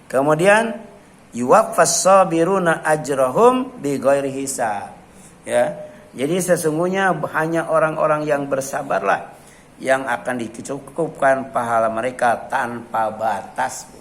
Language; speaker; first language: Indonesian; native; Indonesian